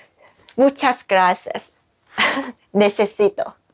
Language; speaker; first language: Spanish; non-native, learner; Chinese